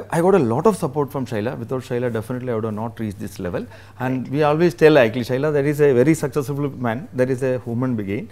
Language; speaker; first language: English; non-native, local second language; Malayalam